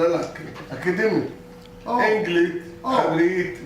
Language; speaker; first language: Hebrew; non-native, local second language; Arabic